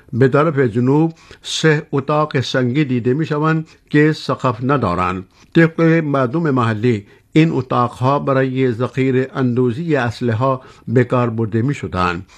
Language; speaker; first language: Persian; non-native, fluent; Urdu